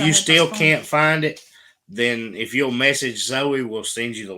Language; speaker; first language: English; native; English